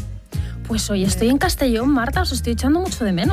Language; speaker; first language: Spanish; native; Spanish